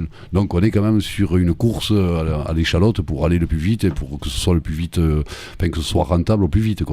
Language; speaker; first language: French; native; French